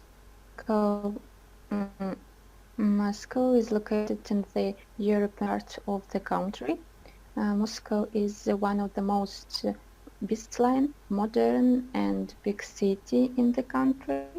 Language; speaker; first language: English; non-native, learner; Russian